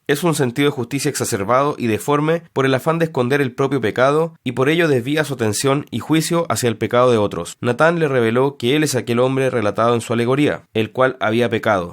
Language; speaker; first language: Spanish; native; Spanish